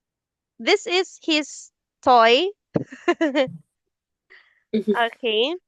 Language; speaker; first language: English; non-native, fluent; Filipino